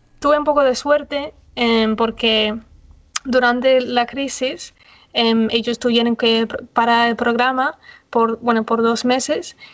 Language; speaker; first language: Spanish; non-native, fluent; English